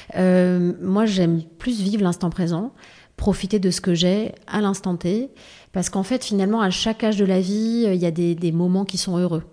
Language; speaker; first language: French; native; French